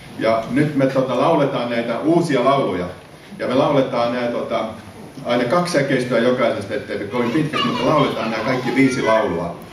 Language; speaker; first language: Finnish; native; Finnish